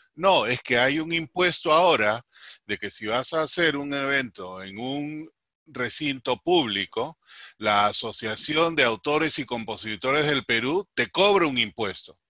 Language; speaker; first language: Spanish; native; Spanish